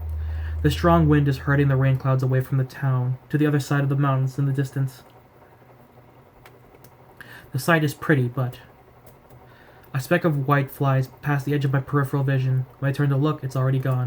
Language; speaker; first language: English; native; English